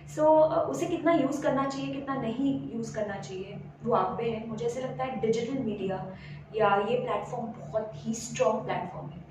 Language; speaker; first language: Hindi; non-native, local second language; Marathi